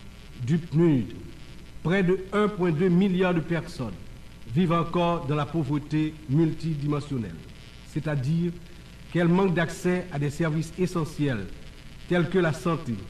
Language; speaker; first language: French; non-native, local second language; Haitian Creole